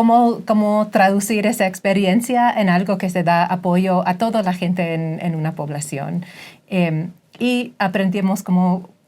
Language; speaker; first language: Spanish; non-native, fluent; English